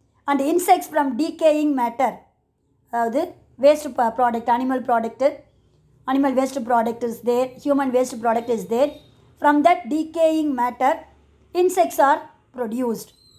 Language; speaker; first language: English; non-native, local second language; Tamil